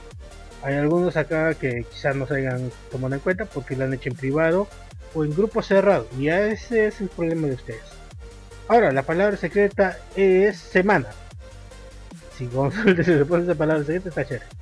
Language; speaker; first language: Spanish; native; Spanish